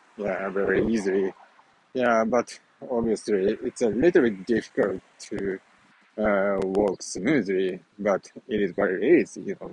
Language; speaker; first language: English; non-native, fluent; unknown